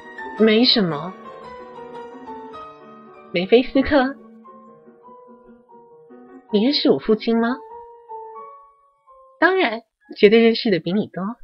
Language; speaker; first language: Chinese; native; Chinese